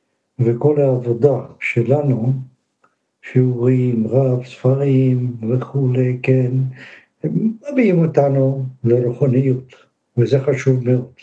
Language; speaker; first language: Hebrew; non-native, fluent; Russian